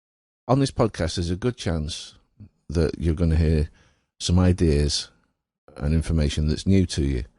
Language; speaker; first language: English; native; English